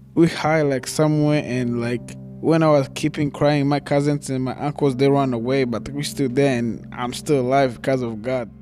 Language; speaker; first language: English; non-native, local second language; Kinyarwanda